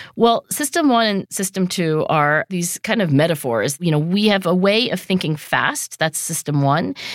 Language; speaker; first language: English; early bilingual, other home language; Chinese